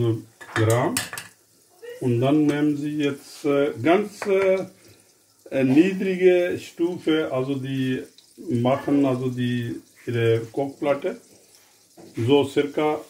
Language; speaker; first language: German; non-native, fluent; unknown